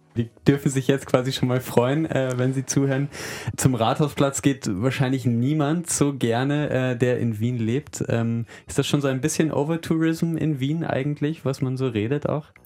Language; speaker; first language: German; native; German